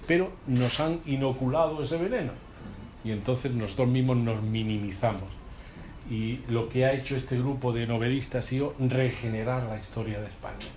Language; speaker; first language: Spanish; native; Spanish